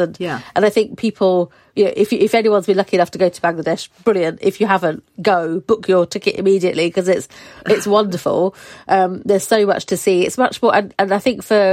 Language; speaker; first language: English; native; English